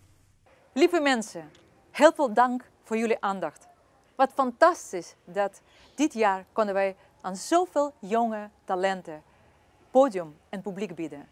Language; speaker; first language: Dutch; non-native, fluent; Russian